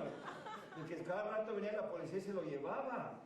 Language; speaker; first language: Spanish; early bilingual, heritage; Spanish